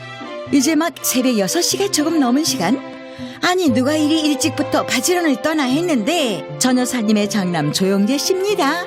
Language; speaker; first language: Korean; native; Korean